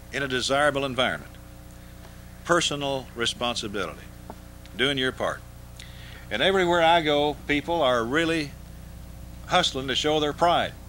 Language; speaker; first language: English; native; English